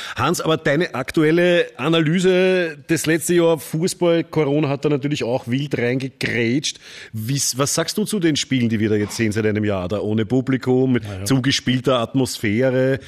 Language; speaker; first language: German; native; German